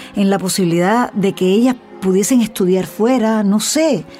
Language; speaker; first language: Spanish; native; Spanish